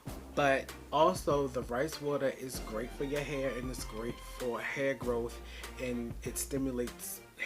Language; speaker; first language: English; native; English